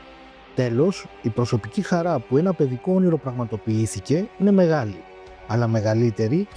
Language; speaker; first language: Greek; native; Greek